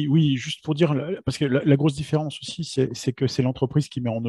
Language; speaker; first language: French; native; French